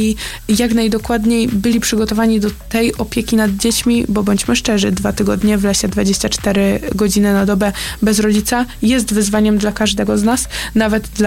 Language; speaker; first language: Polish; native; Polish